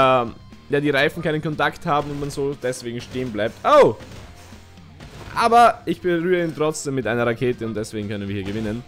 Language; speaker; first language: German; native; German